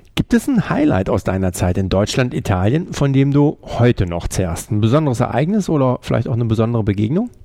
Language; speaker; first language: German; native; German